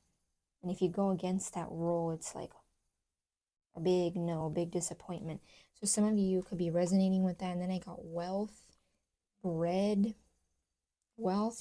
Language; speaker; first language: English; native; English